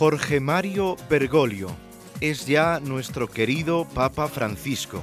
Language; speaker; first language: Spanish; native; Spanish